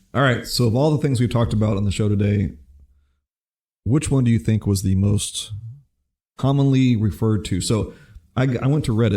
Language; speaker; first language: English; native; English